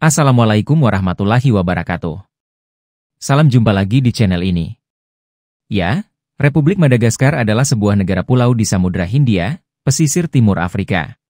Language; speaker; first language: Indonesian; native; Indonesian